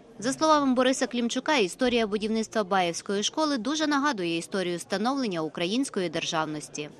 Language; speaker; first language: Ukrainian; native; Ukrainian